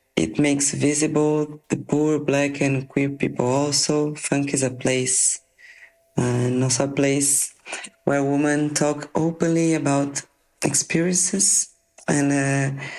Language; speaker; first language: English; non-native, fluent; Portuguese